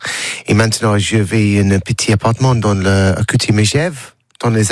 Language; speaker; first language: French; non-native, learner; English